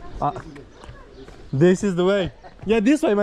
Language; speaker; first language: English; non-native, learner; Turkish